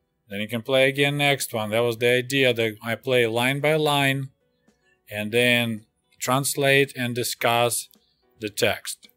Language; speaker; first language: English; non-native, fluent; Russian